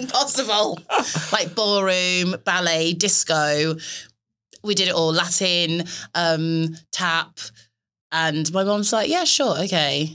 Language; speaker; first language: English; native; English